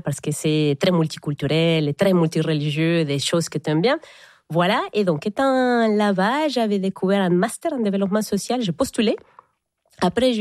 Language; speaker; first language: French; non-native, fluent; Spanish